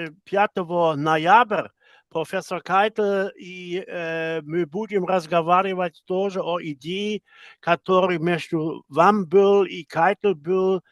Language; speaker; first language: Russian; non-native, learner; German